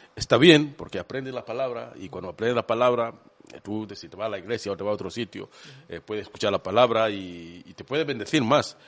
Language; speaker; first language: Spanish; non-native, fluent; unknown